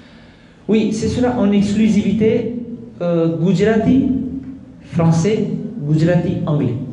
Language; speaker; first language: French; non-native, local second language; Gujarati